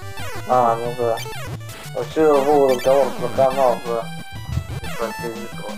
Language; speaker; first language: Russian; native; Russian